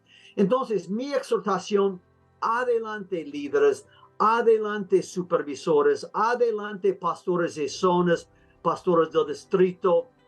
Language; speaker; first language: Spanish; non-native, fluent; English